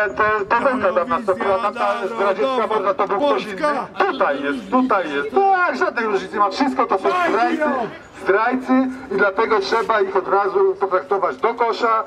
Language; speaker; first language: Polish; native; Polish